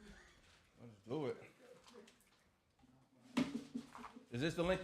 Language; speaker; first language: English; native; English